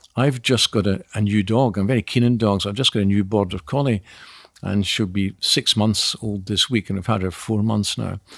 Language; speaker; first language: English; native; English